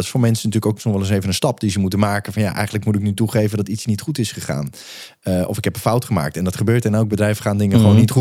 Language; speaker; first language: Dutch; native; Dutch